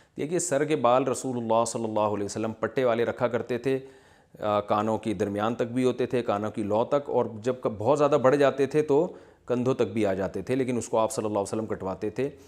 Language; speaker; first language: Urdu; native; Urdu